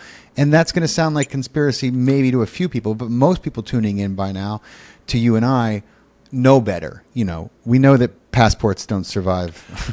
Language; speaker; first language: English; native; English